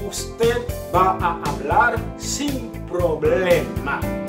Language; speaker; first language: Spanish; non-native, fluent; Haitian Creole